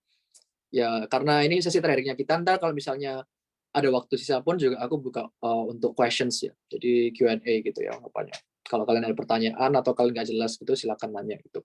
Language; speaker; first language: Indonesian; native; Indonesian